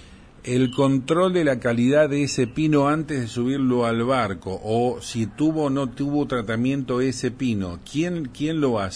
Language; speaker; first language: Spanish; native; Spanish